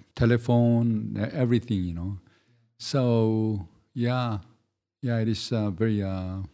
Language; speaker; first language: English; non-native, fluent; Korean